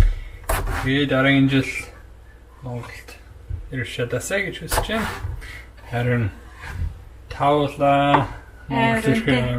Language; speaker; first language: Mongolian; non-native, learner; English